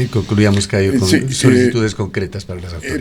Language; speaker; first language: Spanish; native; Spanish